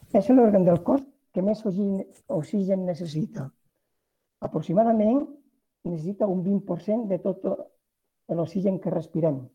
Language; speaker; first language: Catalan; non-native, local second language; Spanish